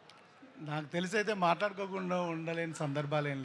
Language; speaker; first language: Telugu; native; Telugu